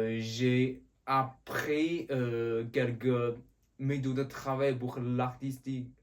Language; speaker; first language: French; non-native, learner; Chinese